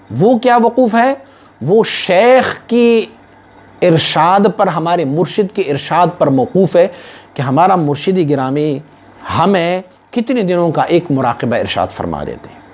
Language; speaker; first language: Urdu; non-native, local second language; Pashto